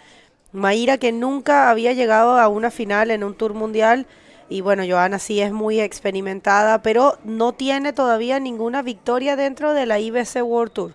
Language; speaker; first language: Spanish; native; Spanish